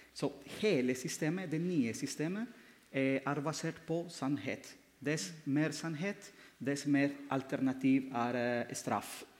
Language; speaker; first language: Norwegian; non-native, fluent; Spanish